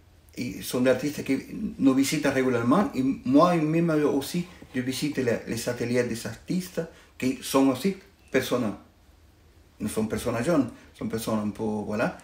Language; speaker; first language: French; non-native, fluent; Spanish